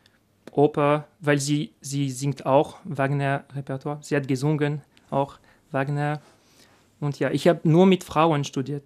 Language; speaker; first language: German; non-native, learner; French